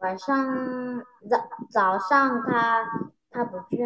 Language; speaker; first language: Chinese; non-native, learner; Vietnamese